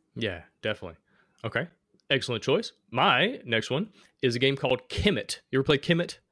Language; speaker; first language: English; native; English